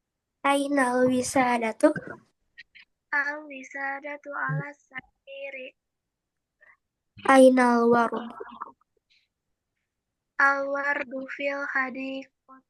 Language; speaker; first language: Arabic; non-native, learner; Indonesian